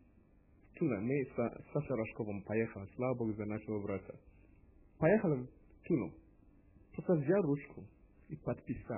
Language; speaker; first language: Russian; non-native, learner; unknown